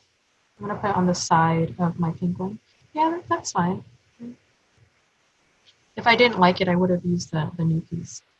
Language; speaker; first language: English; native; English